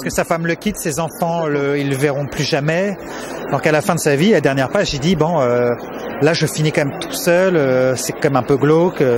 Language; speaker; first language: French; native; French